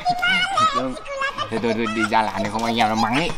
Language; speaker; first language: Vietnamese; native; Vietnamese